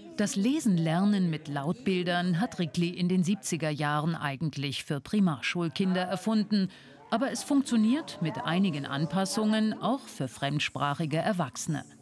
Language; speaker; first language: German; native; German